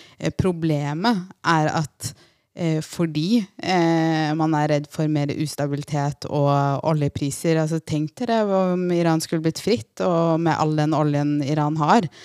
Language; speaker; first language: Norwegian; early bilingual, other home language; Persian